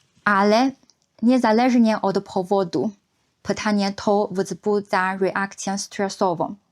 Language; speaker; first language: Polish; non-native, fluent; Chinese